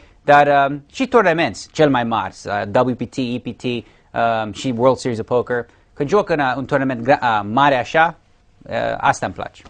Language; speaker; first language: Romanian; early bilingual, heritage; English